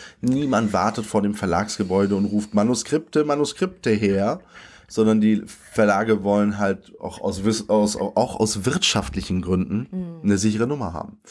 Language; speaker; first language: German; native; German